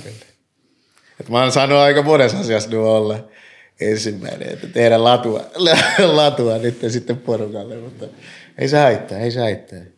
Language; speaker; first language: Finnish; early bilingual, other home language; English